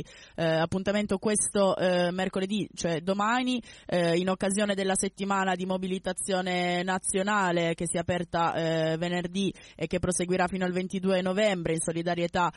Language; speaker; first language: Italian; native; Italian